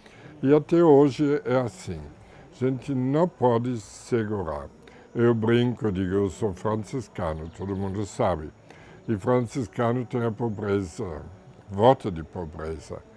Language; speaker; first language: Portuguese; non-native, fluent; German